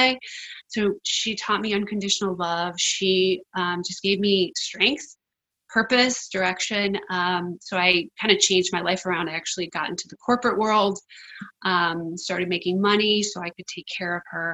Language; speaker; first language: English; native; English